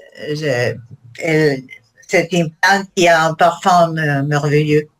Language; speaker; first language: French; non-native, learner; Spanish